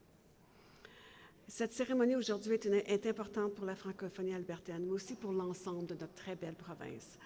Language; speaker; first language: French; native; French